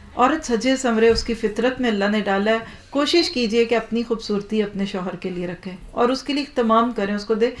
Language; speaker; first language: Urdu; native; Urdu